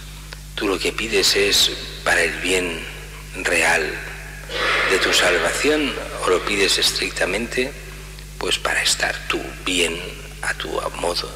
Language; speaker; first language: Spanish; native; Spanish